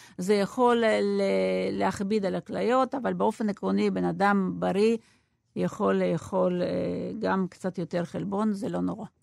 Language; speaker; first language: Hebrew; non-native, fluent; Russian